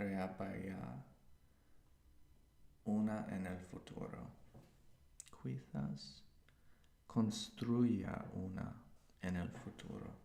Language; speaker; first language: Spanish; non-native, learner; English